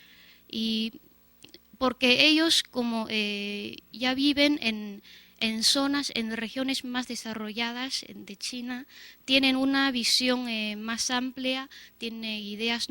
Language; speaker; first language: Spanish; non-native, fluent; Chinese